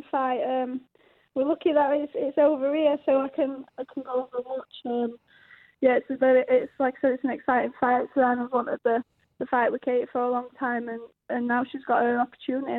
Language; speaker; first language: English; native; English